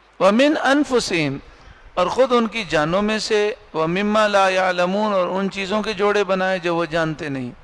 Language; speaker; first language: Urdu; native; Urdu